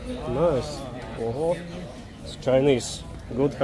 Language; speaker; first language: English; non-native, fluent; Latvian